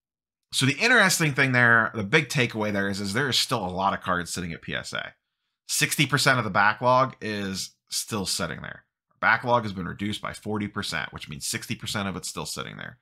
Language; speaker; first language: English; native; English